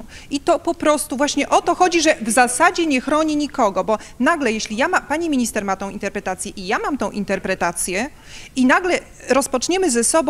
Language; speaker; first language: Polish; native; Polish